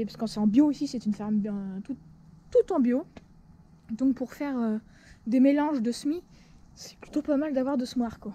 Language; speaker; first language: French; native; French